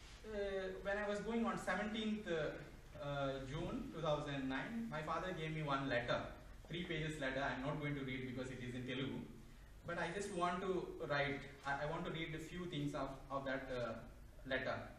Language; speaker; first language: English; non-native, local second language; Telugu